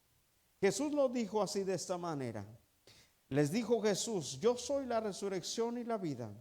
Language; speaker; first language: Spanish; native; Spanish